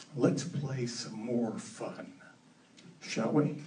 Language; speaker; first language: English; native; English